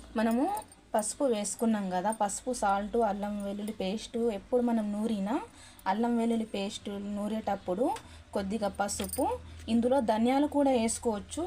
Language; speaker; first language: Telugu; non-native, local second language; Hindi